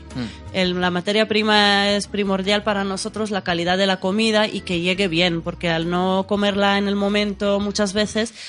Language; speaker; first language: Spanish; non-native, fluent; Hebrew